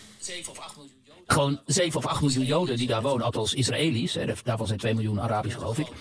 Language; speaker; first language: Dutch; native; Dutch